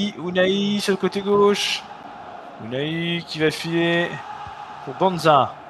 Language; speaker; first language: French; native; French